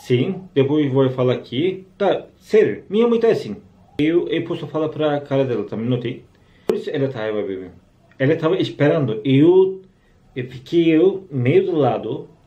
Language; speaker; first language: Portuguese; non-native, learner; Turkish